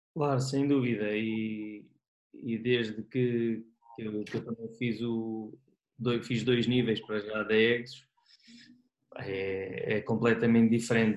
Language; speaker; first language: Portuguese; native; Portuguese